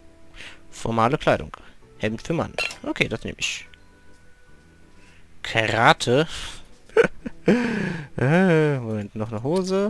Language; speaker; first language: German; native; German